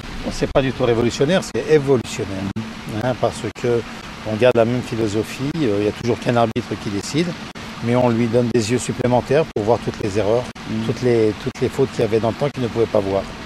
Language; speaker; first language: French; native; French